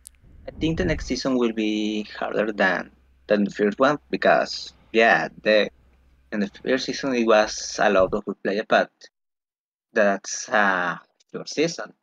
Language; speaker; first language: English; non-native, fluent; Spanish